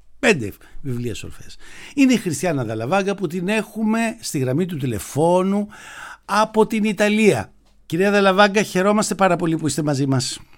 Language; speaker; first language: Greek; native; Greek